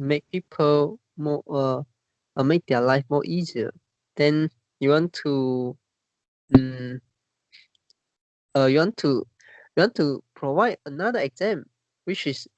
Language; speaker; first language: English; non-native, learner; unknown